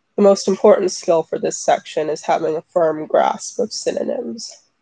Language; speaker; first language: English; native; English